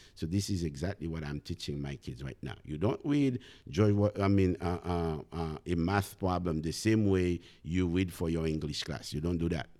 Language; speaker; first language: English; non-native, fluent; Haitian Creole